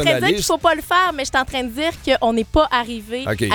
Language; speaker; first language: French; native; French